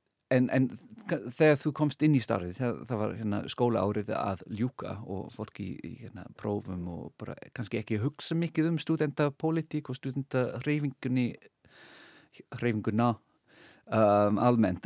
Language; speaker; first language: Icelandic; non-native, fluent; English